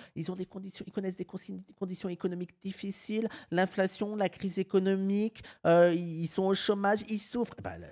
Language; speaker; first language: French; native; French